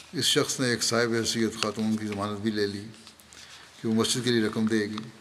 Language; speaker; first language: Urdu; native; Urdu